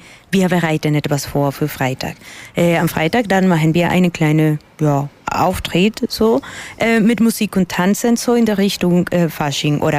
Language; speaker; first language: German; non-native, fluent; Spanish